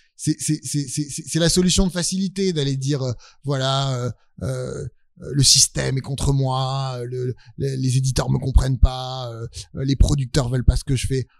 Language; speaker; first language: French; native; French